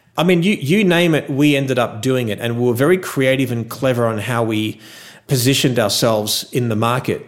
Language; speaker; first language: English; native; English